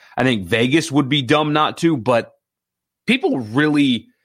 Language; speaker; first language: English; native; English